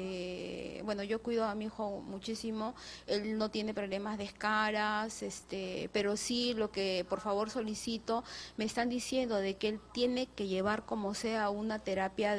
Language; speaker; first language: Spanish; native; Spanish